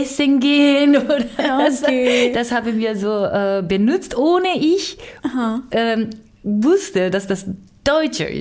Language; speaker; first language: German; non-native, learner; Japanese